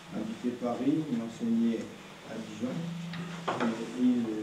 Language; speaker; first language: French; native; French